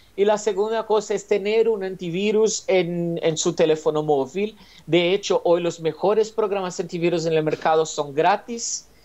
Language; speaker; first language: Spanish; non-native, fluent; Portuguese